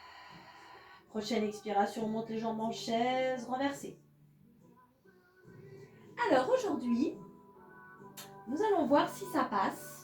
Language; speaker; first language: French; native; French